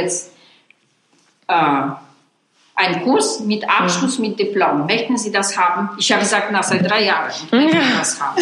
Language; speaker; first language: German; non-native, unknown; Polish